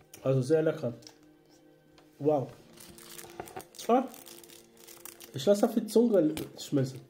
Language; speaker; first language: German; non-native, learner; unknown